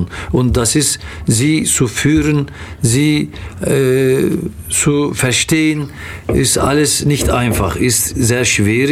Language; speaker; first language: German; non-native, fluent; Turkish